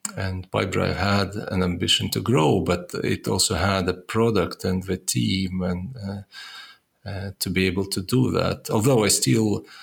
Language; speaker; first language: English; non-native, fluent; Estonian